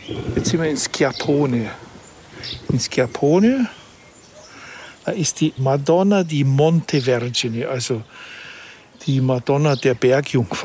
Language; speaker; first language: German; native; German